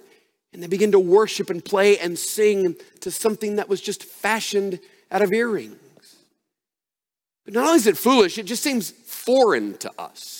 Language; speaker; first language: English; native; English